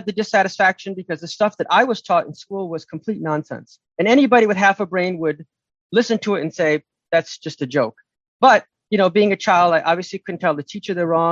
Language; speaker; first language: English; native; English